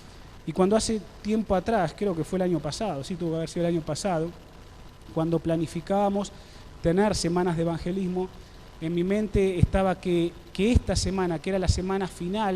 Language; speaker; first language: Spanish; native; Spanish